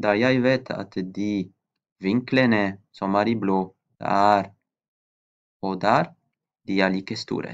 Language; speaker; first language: Norwegian; non-native, fluent; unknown